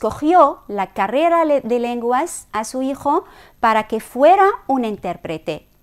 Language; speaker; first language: Spanish; non-native, fluent; Arabic